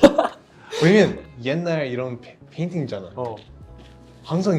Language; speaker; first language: Korean; non-native, learner; English